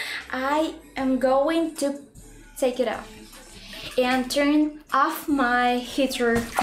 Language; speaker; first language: English; non-native, learner; Russian